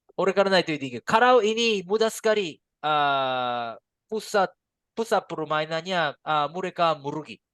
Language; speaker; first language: Indonesian; non-native, learner; Japanese